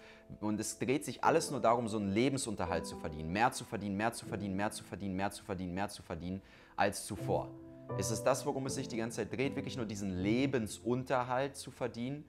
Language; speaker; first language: German; native; German